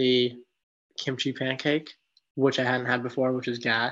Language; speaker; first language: English; native; English